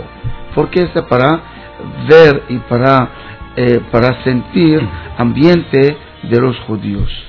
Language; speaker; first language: Spanish; non-native, learner; Hebrew